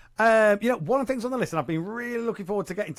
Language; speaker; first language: English; native; English